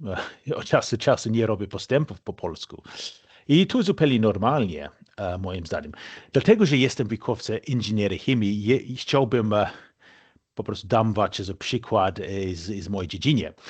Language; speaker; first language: Polish; non-native, fluent; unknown